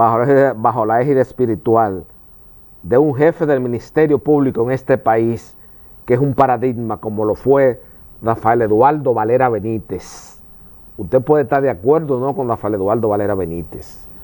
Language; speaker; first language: Spanish; native; Spanish